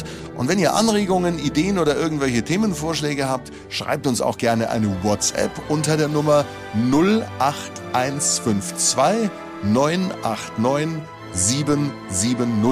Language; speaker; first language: German; native; German